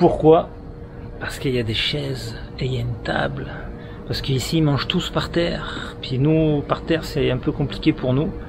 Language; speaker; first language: French; native; French